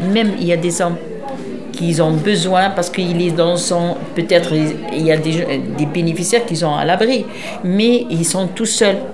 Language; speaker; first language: French; non-native, local second language; Arabic